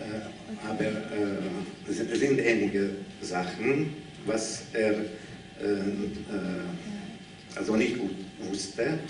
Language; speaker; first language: German; non-native, learner; Hungarian